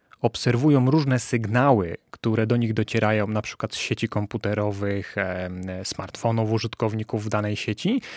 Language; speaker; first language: Polish; native; Polish